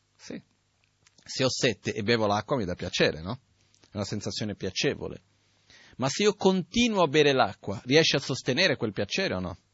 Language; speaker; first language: Italian; non-native, fluent; Portuguese